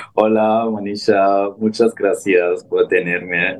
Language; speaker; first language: Spanish; non-native, learner; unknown